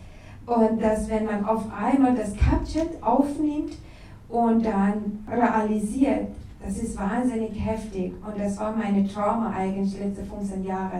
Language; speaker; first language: German; non-native, learner; Persian